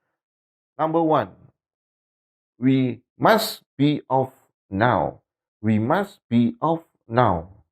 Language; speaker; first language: English; non-native, fluent; Indonesian